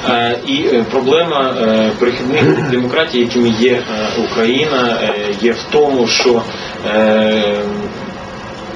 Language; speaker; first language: Ukrainian; native; Ukrainian